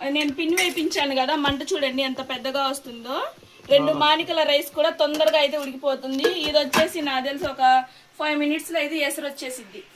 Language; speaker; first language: Telugu; non-native, local second language; Urdu